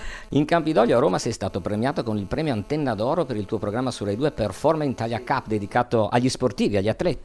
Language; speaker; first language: Italian; native; Italian